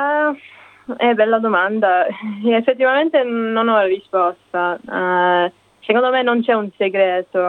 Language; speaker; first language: Italian; non-native, fluent; English